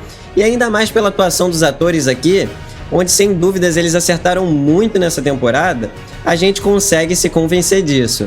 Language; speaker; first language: Portuguese; native; Portuguese